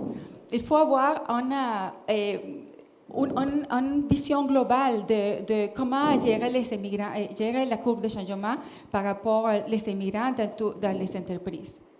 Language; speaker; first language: French; non-native, fluent; Spanish